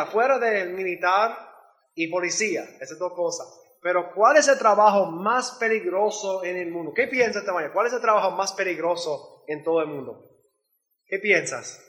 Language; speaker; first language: Spanish; non-native, learner; English